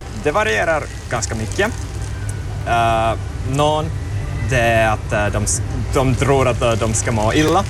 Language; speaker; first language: Swedish; non-native, learner; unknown